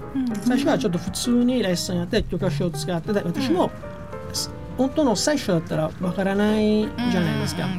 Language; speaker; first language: Japanese; non-native, fluent; Italian